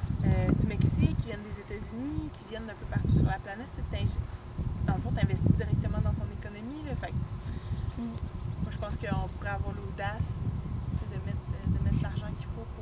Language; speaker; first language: French; native; French